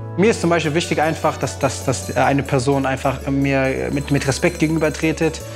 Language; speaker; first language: German; native; German